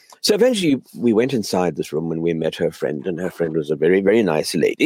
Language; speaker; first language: English; native; English